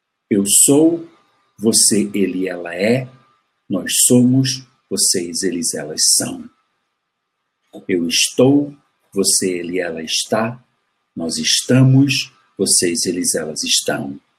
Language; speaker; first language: Portuguese; native; Portuguese